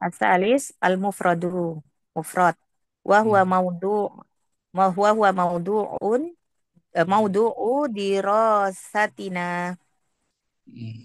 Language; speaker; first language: Arabic; non-native, learner; Indonesian